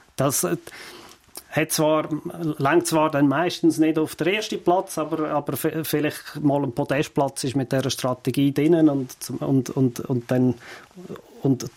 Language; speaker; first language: German; native; German